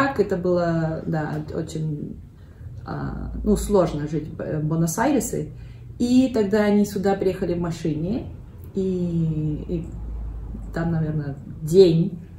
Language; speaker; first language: Russian; early bilingual, heritage; Russian